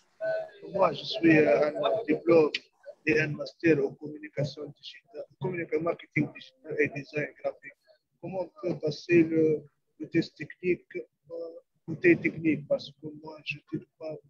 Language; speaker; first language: French; non-native, learner; Arabic